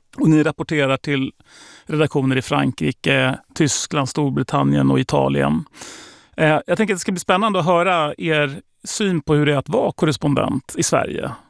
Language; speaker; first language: Swedish; native; Swedish